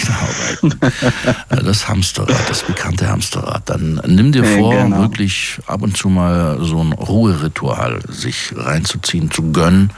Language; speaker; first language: German; native; German